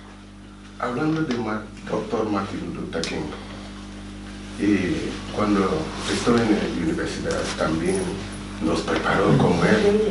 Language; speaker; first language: Spanish; non-native, fluent; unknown